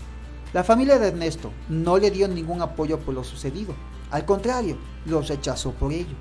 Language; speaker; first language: Spanish; native; Spanish